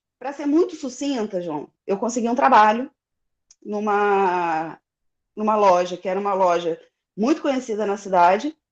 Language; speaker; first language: Portuguese; native; Portuguese